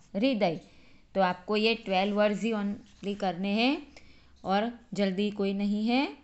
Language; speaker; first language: Hindi; native; Hindi